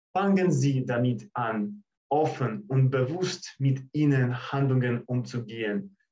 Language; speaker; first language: German; non-native, fluent; Russian